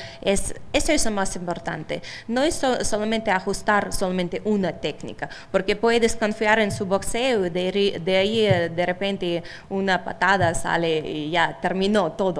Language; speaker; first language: Spanish; non-native, fluent; Russian